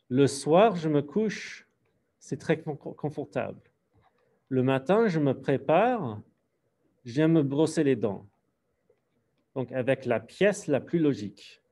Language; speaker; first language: French; non-native, fluent; English